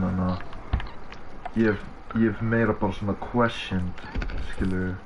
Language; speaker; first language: Icelandic; early bilingual, heritage; Icelandic